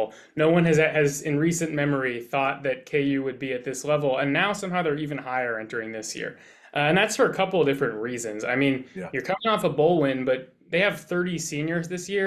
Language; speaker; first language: English; native; English